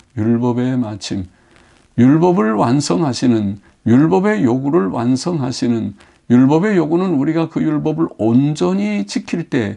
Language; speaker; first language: Korean; native; Korean